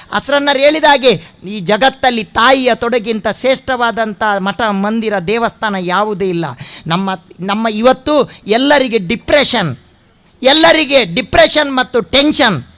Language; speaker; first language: Kannada; non-native, local second language; Tulu